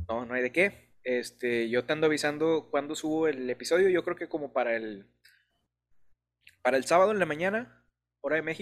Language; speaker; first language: Spanish; native; Spanish